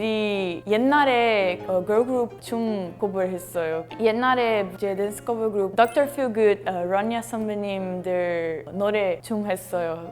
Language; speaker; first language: Korean; non-native, learner; Portuguese